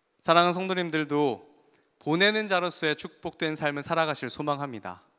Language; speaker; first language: Korean; native; Korean